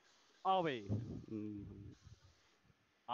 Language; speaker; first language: German; non-native, learner; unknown